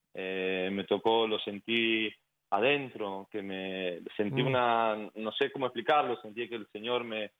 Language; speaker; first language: Spanish; native; Spanish